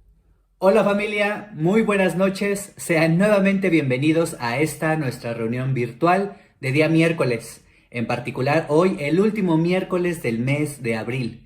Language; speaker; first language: Spanish; native; Spanish